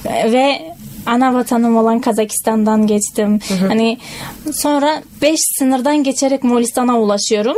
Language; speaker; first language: Turkish; non-native, fluent; Kazakh